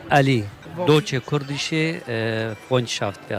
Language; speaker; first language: German; non-native, learner; Kurdish